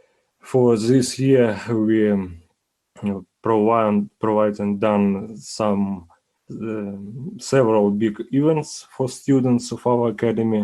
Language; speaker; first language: English; non-native, learner; Ukrainian